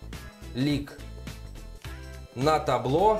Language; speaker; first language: Russian; native; Russian